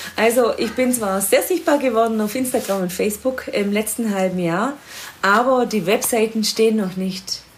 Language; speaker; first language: German; native; German